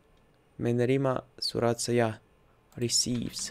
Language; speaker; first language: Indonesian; non-native, learner; Russian